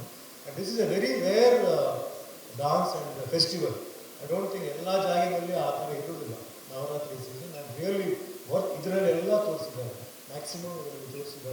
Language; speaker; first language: Kannada; non-native, fluent; Tulu